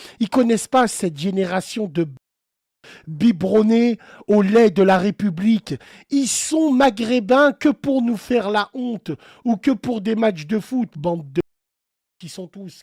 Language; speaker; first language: French; native; French